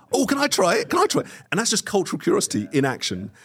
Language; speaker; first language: English; native; English